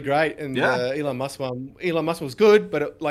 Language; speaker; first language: English; native; English